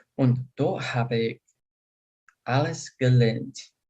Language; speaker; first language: German; non-native, learner; English